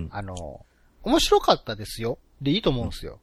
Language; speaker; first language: Japanese; native; Japanese